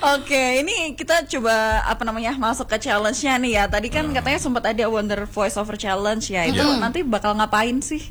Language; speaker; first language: Indonesian; native; Indonesian